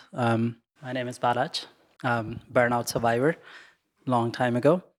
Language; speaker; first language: English; non-native, local second language; Urdu